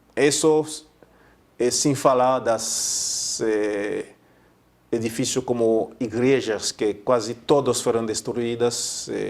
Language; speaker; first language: Portuguese; non-native, fluent; Haitian Creole